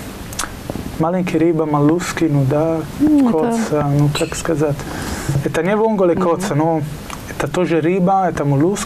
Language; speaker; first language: Russian; non-native, learner; Italian